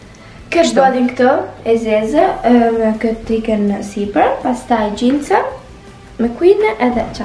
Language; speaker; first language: Albanian; early bilingual, heritage; Albanian